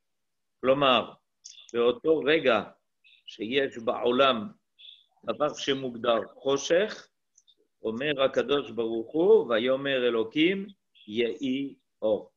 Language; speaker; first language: Hebrew; non-native, fluent; French